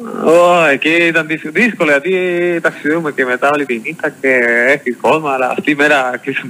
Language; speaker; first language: Greek; non-native, learner; Spanish